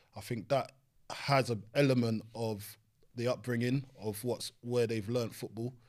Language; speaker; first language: English; native; English